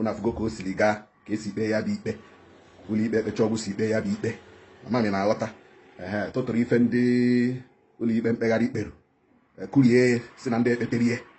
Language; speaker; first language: Igbo; native; Igbo